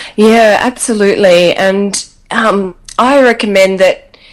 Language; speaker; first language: English; native; English